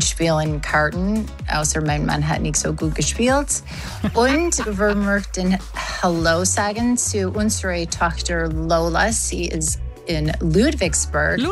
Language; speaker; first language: German; non-native, learner; English